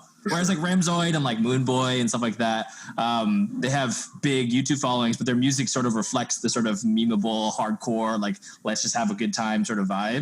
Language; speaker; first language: English; native; English